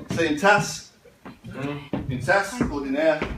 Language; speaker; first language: French; non-native, learner; English